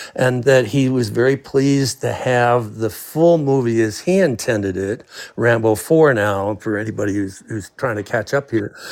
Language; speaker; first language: English; native; English